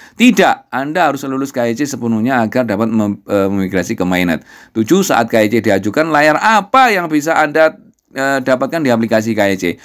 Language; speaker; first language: Indonesian; non-native, local second language; Javanese